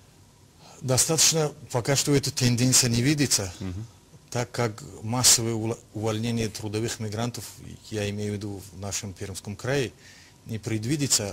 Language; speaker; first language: Russian; non-native, local second language; Tajik